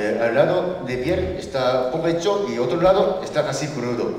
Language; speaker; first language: Spanish; non-native, learner; Japanese